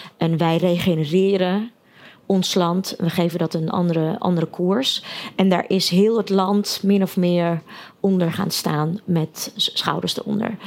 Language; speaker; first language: Dutch; early bilingual, other home language; Russian